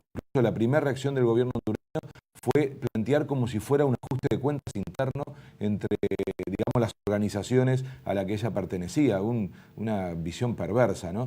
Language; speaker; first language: Spanish; native; Spanish